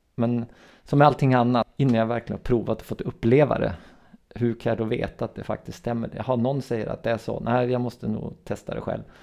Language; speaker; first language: Swedish; native; Swedish